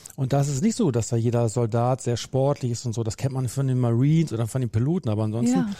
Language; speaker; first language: German; native; German